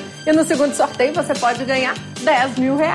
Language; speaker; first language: Portuguese; native; Portuguese